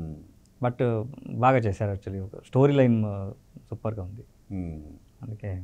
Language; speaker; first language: Telugu; non-native, learner; Kannada